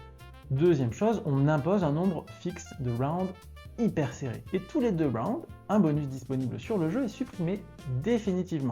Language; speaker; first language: French; native; French